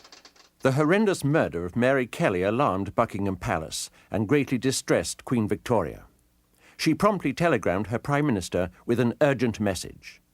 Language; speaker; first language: English; native; English